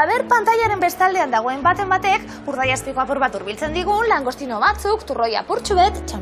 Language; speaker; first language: Basque; native; Basque